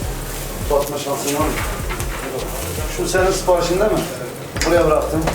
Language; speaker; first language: Turkish; native; Turkish